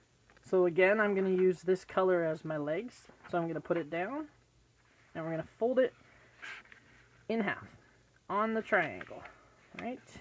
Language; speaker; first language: English; native; English